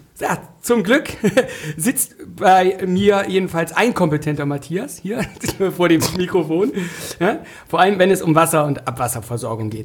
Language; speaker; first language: German; native; German